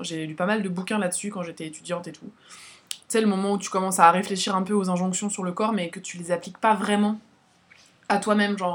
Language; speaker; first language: French; native; French